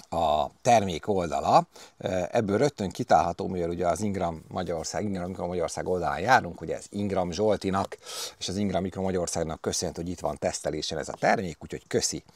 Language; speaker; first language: Hungarian; native; Hungarian